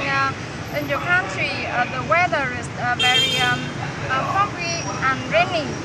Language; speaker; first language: English; non-native, learner; Vietnamese